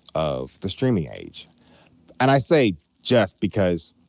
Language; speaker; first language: English; native; English